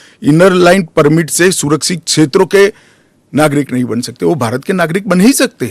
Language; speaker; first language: Hindi; non-native, local second language; Gujarati